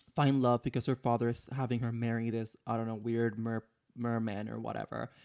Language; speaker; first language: English; non-native, fluent; Spanish